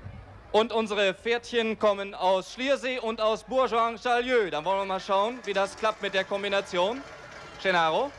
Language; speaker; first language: German; native; German